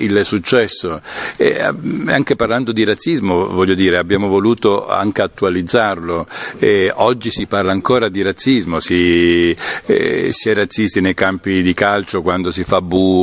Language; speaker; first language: Italian; native; Italian